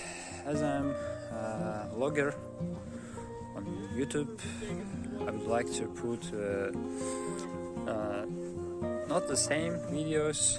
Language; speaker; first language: English; non-native, learner; Uzbek